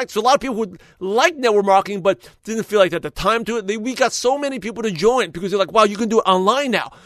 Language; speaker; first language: English; native; English